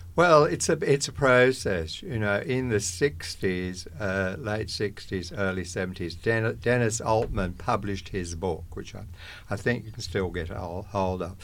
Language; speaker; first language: English; native; English